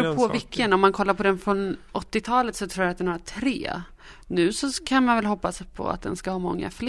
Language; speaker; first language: Swedish; native; Swedish